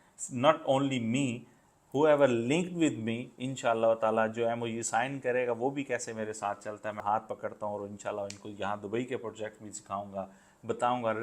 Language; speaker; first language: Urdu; non-native, local second language; Punjabi